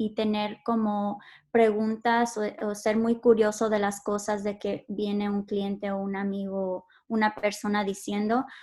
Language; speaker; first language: Spanish; early bilingual, heritage; Spanish